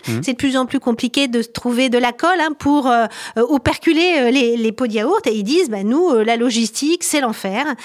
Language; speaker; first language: French; native; French